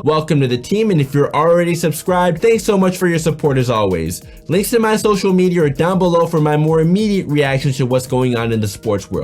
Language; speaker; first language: English; native; English